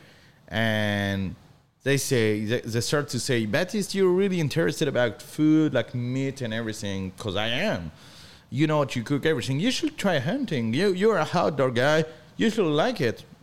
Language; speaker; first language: English; non-native, learner; French